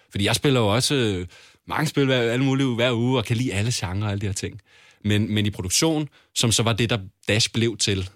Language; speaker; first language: Danish; native; Danish